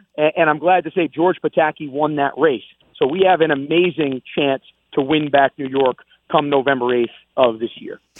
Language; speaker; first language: English; native; English